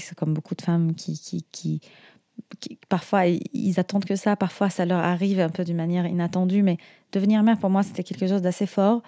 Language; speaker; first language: French; non-native, fluent; Arabic